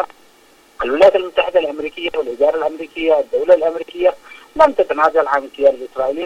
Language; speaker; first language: Arabic; native; Arabic